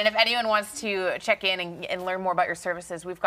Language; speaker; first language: English; native; English